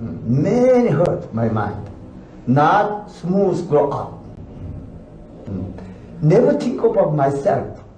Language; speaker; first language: English; non-native, learner; Korean